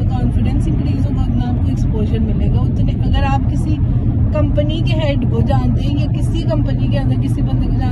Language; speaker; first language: Urdu; native; Urdu